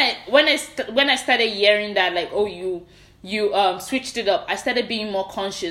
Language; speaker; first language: English; non-native, local second language; Yoruba